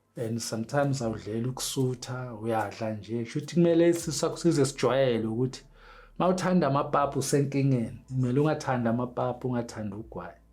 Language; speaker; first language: Zulu; native; Zulu